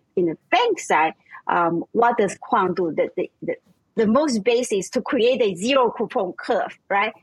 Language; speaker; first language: English; non-native, fluent; German